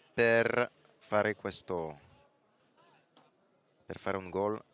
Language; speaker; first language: Italian; non-native, fluent; French